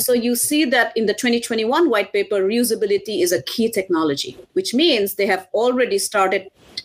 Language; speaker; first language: English; non-native, local second language; Assamese